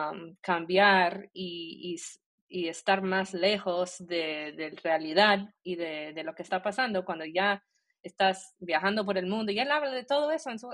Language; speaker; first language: Spanish; early bilingual, heritage; Spanish